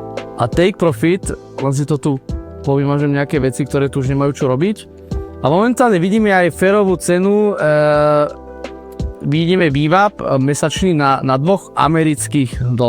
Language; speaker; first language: Slovak; native; Slovak